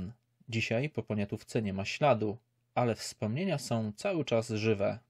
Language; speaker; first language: Polish; native; Polish